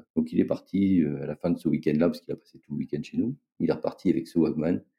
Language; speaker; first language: French; native; French